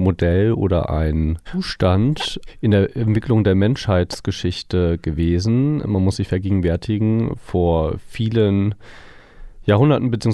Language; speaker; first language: German; native; German